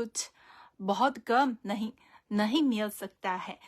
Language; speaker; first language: Urdu; non-native, fluent; Chinese